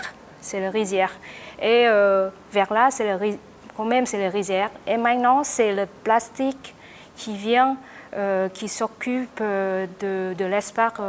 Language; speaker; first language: French; non-native, learner; Vietnamese